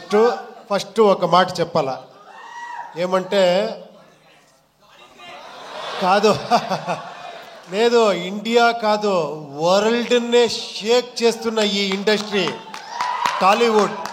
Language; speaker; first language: Telugu; non-native, fluent; Kannada